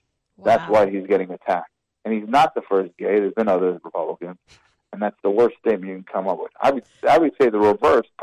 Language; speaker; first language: English; native; English